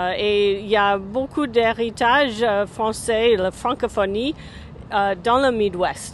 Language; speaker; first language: French; non-native, fluent; English